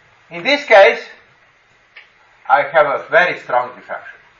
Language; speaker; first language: English; non-native, fluent; Slovenian